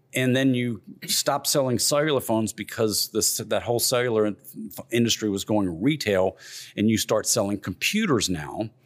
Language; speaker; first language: English; native; English